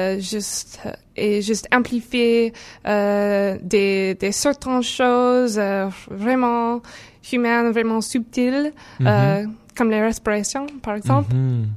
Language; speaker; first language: French; non-native, learner; English